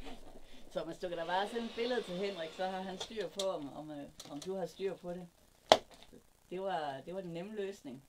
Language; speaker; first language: Danish; native; Danish